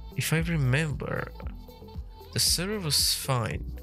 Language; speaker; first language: English; non-native, fluent; Slovenian